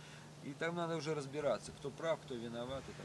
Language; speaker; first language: Russian; native; Russian